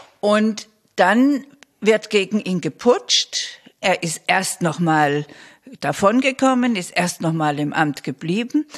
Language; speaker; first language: German; native; German